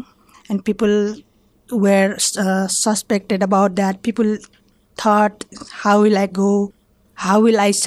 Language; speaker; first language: English; non-native, fluent; Nepali